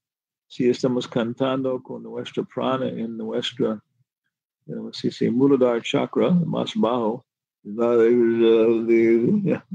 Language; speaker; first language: Spanish; non-native, fluent; English